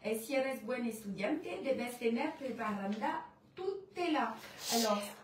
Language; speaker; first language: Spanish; non-native, learner; French